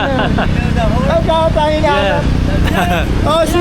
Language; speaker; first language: Filipino; native; Filipino